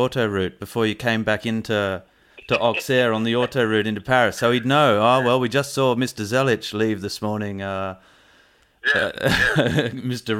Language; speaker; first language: English; native; English